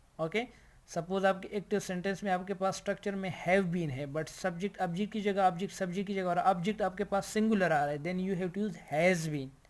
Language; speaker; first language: Urdu; native; Urdu